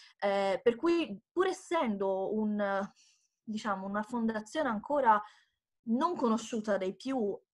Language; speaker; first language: Italian; native; Italian